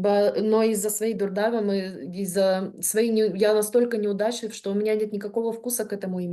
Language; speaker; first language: Russian; native; Russian